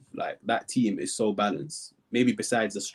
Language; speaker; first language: English; native; English